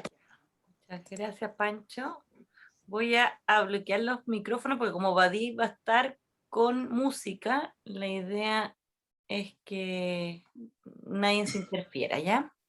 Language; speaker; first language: Spanish; native; Spanish